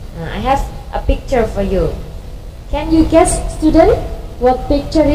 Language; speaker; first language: English; non-native, fluent; Indonesian